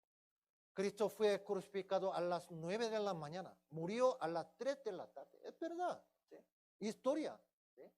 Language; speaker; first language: Spanish; non-native, fluent; Korean